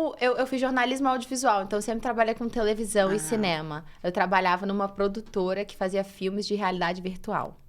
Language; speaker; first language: Portuguese; early bilingual, heritage; English